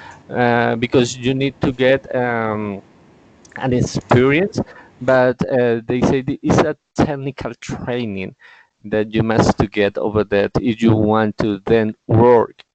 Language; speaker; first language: English; non-native, learner; Spanish